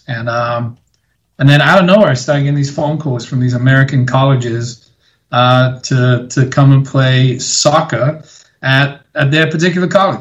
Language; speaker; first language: English; native; English